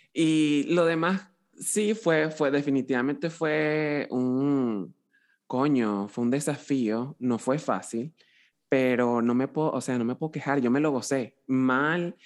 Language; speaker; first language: Spanish; native; Spanish